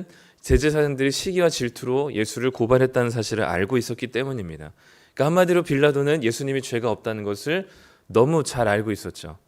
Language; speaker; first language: Korean; native; Korean